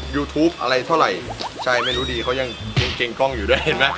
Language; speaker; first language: Thai; native; Thai